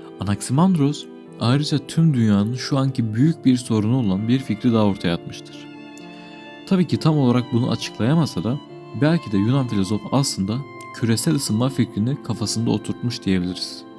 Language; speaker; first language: Turkish; native; Turkish